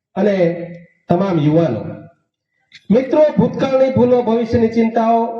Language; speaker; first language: Gujarati; non-native, local second language; Rathawi